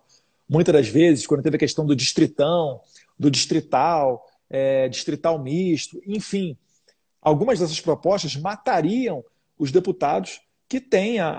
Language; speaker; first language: Portuguese; native; Portuguese